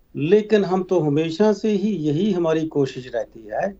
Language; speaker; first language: Hindi; native; Hindi